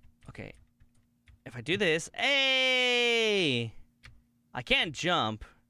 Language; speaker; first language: English; native; English